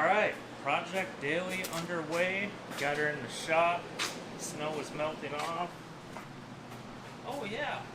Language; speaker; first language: English; native; English